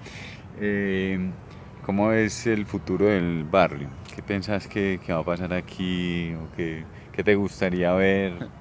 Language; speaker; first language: Spanish; native; Spanish